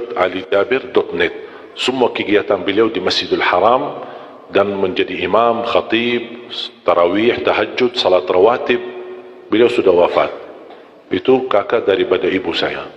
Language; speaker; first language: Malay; non-native, fluent; Arabic